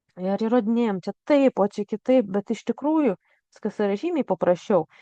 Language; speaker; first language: Lithuanian; native; Lithuanian